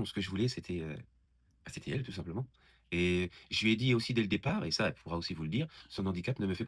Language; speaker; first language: French; native; French